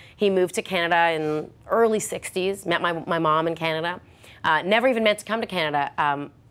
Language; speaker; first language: English; native; English